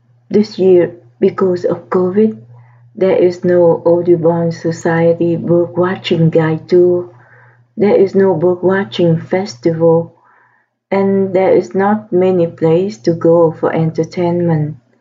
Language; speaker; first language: English; non-native, fluent; Vietnamese